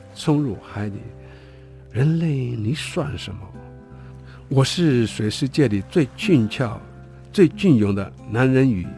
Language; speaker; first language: Chinese; non-native, local second language; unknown